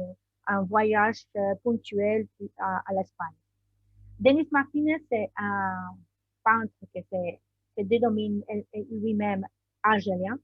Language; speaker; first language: French; non-native, learner; Spanish